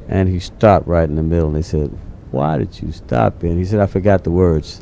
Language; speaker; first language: English; native; English